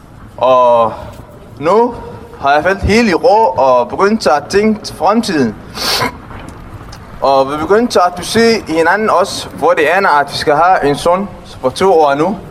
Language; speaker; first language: Danish; non-native, learner; Tigrinya